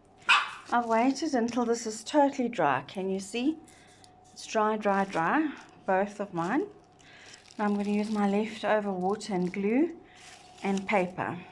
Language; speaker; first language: English; native; English